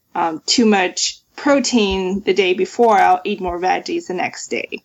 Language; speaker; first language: English; non-native, fluent; Chinese